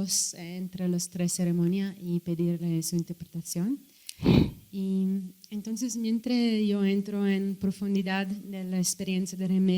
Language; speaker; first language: Spanish; non-native, fluent; English